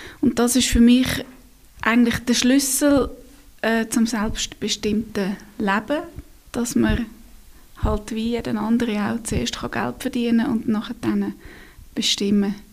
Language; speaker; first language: German; native; German